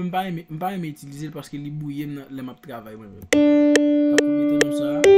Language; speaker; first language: French; non-native, local second language; Haitian Creole